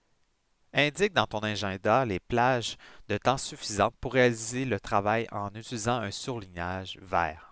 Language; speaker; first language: French; native; French